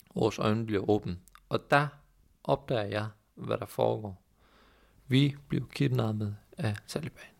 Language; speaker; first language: Danish; early bilingual, other home language; Persian